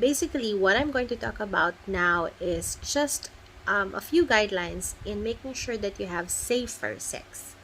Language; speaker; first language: English; non-native, local second language; Filipino